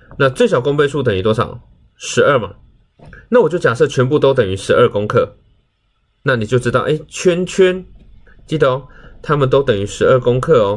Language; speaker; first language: Chinese; native; Chinese